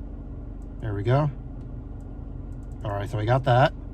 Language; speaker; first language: English; native; English